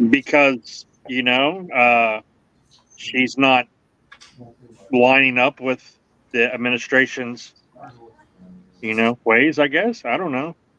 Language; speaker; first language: English; native; English